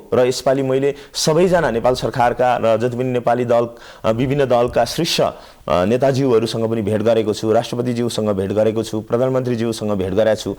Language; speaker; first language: Nepali; native; Nepali